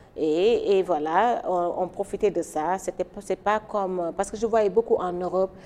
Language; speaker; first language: French; non-native, local second language; Wolof